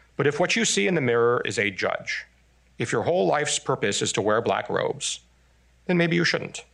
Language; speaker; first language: English; non-native, fluent; Chinese